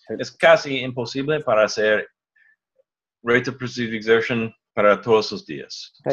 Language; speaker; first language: Spanish; non-native, learner; English